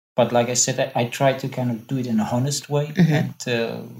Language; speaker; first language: English; non-native, fluent; German